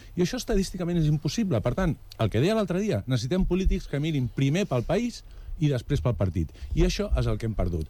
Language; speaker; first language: Catalan; native; Catalan